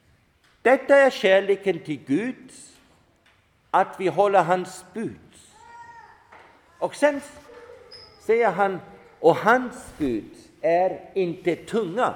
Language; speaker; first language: Swedish; non-native, fluent; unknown